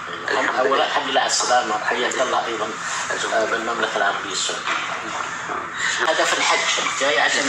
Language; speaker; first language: Arabic; native; Arabic